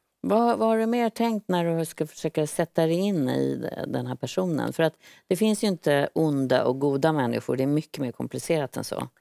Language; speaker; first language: Swedish; native; Swedish